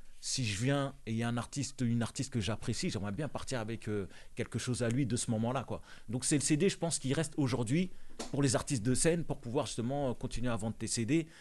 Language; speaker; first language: French; non-native, local second language; Bambara